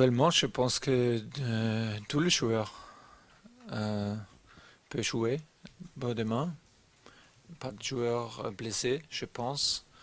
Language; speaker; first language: French; non-native, learner; German